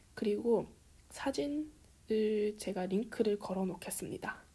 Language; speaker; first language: Korean; early bilingual, heritage; Korean